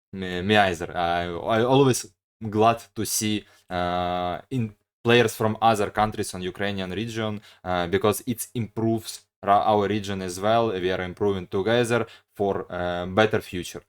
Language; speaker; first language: English; non-native, learner; Ukrainian